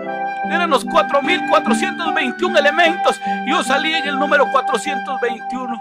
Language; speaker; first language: Spanish; native; Spanish